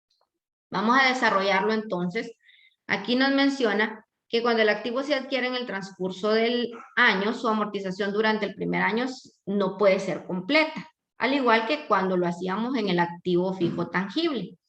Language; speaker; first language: Spanish; native; Spanish